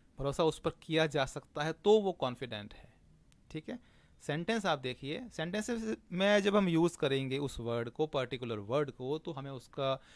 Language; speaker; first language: Hindi; native; Hindi